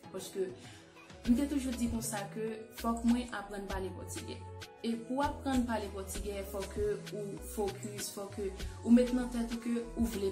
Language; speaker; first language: French; non-native, local second language; Haitian Creole